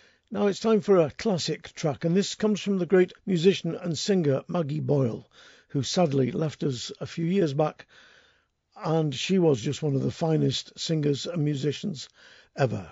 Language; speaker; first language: English; native; English